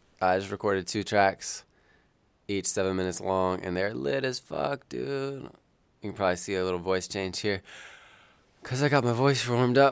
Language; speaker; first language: English; native; English